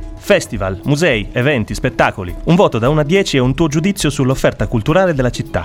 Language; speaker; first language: Italian; native; Italian